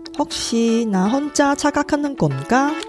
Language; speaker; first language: Korean; non-native, fluent; Chinese